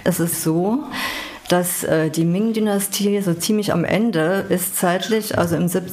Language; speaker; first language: German; native; German